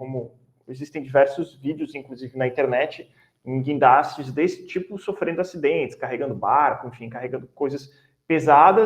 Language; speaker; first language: Portuguese; native; Portuguese